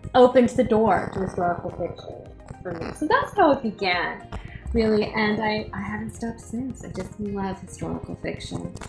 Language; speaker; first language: English; native; English